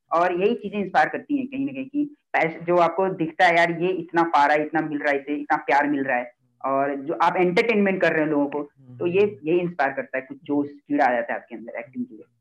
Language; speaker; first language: Hindi; native; Hindi